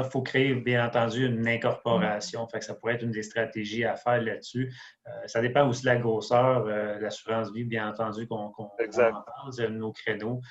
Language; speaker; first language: French; native; French